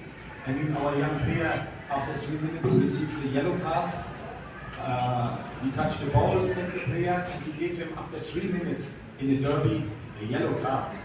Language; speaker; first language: English; non-native, fluent; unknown